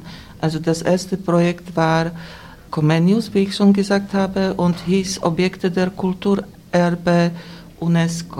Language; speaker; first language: German; non-native, fluent; Slovak